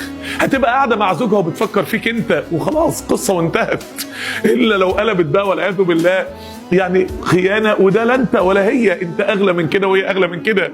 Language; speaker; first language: Arabic; native; Arabic